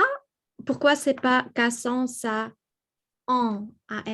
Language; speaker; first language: French; non-native, learner; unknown